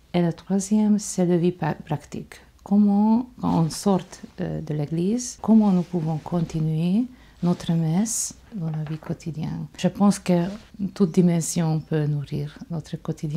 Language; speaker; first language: French; non-native, fluent; Hungarian